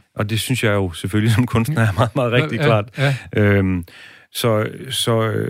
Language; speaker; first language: Danish; native; Danish